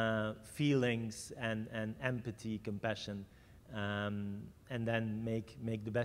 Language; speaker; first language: English; non-native, fluent; French